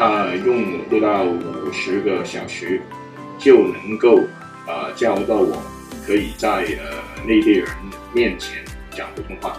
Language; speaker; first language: Chinese; non-native, learner; Cantonese